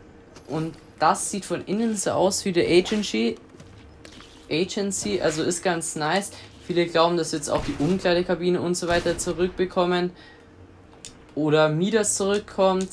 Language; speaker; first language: German; native; German